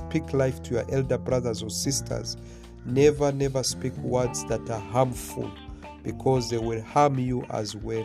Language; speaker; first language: English; non-native, local second language; Swahili